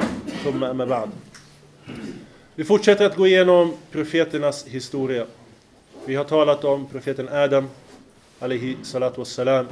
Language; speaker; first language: Swedish; non-native, fluent; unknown